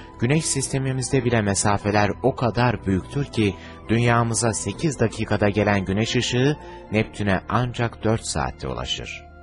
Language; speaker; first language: Turkish; native; Turkish